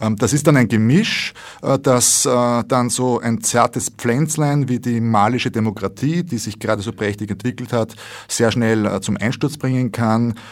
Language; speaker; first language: German; native; German